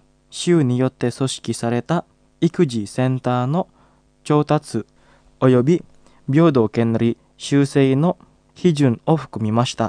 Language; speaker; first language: Japanese; non-native, fluent; Indonesian